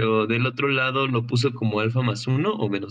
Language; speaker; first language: Spanish; native; Spanish